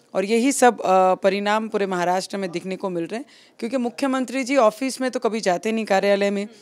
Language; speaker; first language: Hindi; non-native, local second language; Marathi